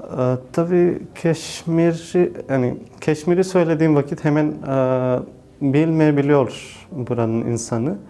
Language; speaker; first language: Turkish; non-native, fluent; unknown